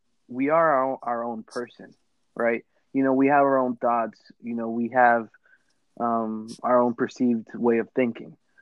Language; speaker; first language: English; native; English